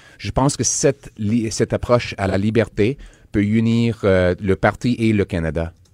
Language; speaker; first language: French; non-native, local second language; English